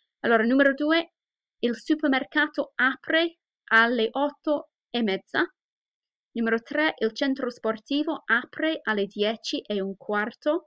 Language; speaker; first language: Italian; non-native, fluent; English